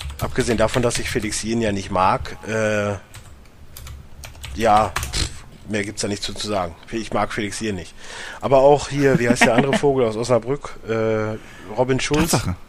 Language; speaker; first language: German; native; German